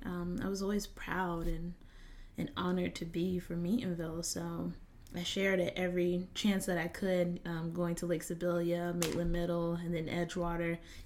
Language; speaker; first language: English; native; English